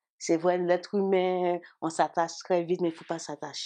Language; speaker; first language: French; native; French